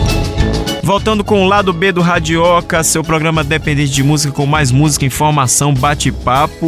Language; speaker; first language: Portuguese; native; Portuguese